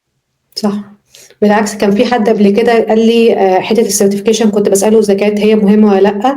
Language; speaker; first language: Arabic; native; Arabic